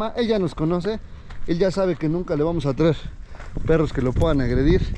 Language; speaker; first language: Spanish; native; Spanish